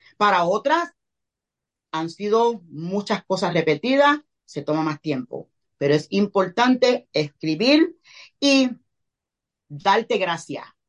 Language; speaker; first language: Spanish; early bilingual, heritage; Spanish